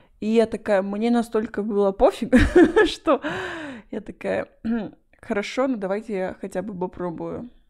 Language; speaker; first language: Russian; non-native, fluent; Spanish